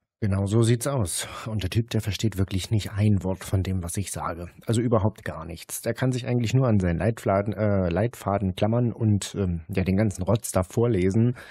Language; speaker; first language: German; native; German